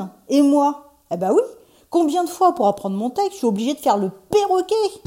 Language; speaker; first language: French; native; French